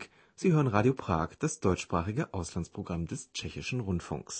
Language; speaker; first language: German; native; German